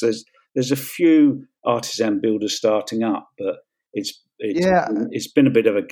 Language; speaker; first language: English; native; English